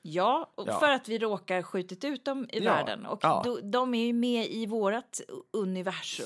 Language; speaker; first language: Swedish; native; Swedish